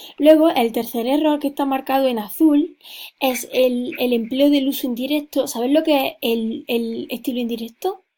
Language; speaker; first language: Spanish; native; Spanish